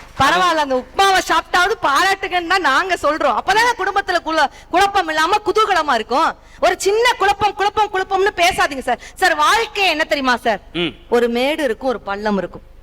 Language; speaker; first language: Tamil; native; Tamil